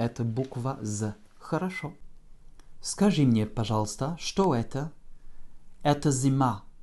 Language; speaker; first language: Russian; non-native, fluent; French